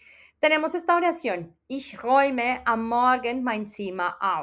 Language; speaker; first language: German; non-native, fluent; Spanish